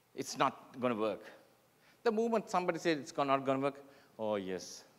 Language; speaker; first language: English; non-native, local second language; Sinhala